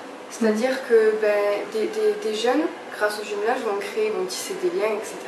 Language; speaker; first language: French; native; French